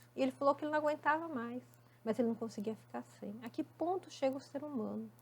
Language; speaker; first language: Portuguese; native; Portuguese